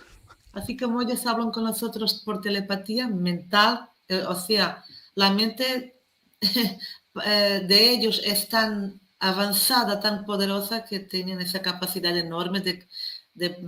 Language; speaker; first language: Spanish; non-native, fluent; Portuguese